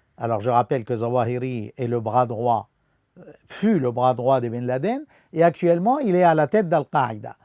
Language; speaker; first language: French; non-native, fluent; Arabic